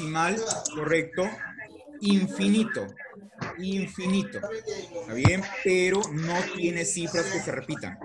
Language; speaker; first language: Spanish; native; Spanish